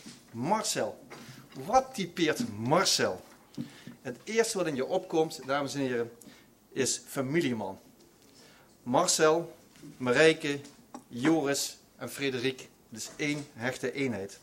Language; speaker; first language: Dutch; native; Dutch